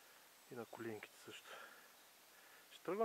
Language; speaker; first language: Bulgarian; native; Bulgarian